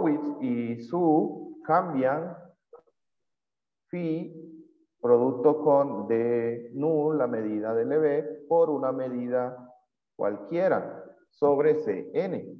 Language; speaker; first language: Spanish; native; Spanish